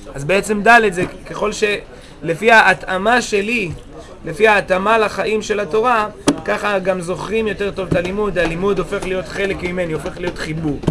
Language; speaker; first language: Hebrew; native; Hebrew